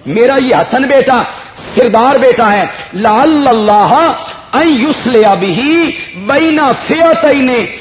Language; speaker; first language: Urdu; non-native, local second language; Punjabi